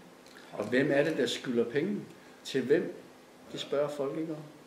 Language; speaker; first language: Danish; native; Danish